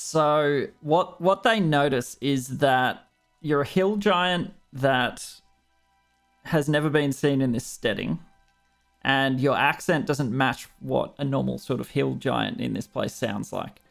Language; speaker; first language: English; native; English